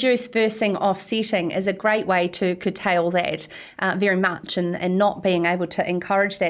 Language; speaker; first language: English; native; English